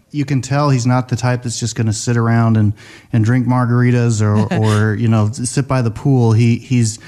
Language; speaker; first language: English; native; English